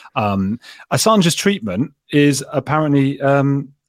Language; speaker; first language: English; native; English